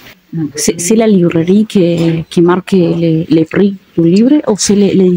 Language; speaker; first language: French; non-native, learner; Spanish